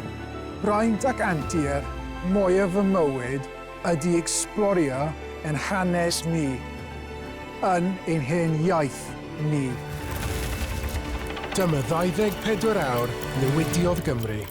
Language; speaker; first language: Welsh; non-native, local second language; English